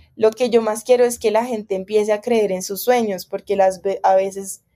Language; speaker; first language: Spanish; native; Spanish